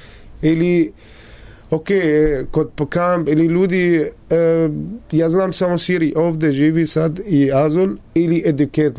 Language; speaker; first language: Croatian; non-native, learner; Arabic